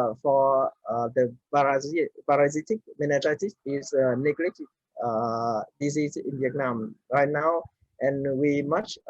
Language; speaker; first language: English; non-native, learner; Vietnamese